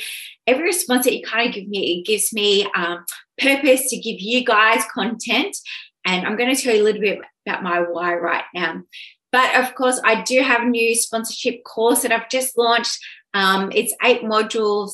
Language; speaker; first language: English; native; English